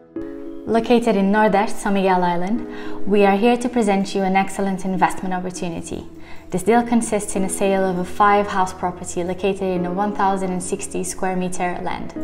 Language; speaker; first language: English; non-native, fluent; Portuguese